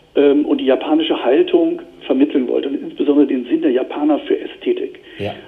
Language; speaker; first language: German; native; German